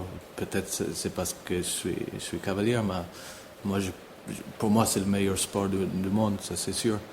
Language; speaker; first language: French; non-native, fluent; English